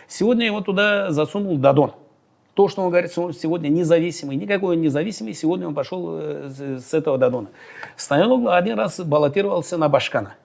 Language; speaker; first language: Russian; non-native, local second language; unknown